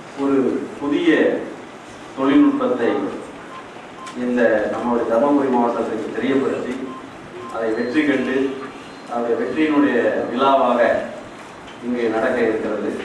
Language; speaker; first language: Tamil; native; Tamil